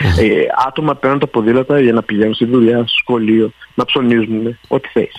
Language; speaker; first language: Greek; early bilingual, heritage; Greek